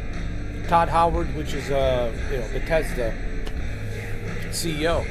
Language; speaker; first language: English; native; English